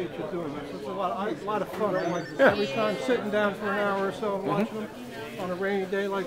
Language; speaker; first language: English; native; English